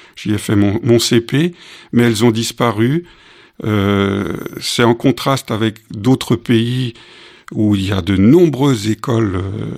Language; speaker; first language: French; native; French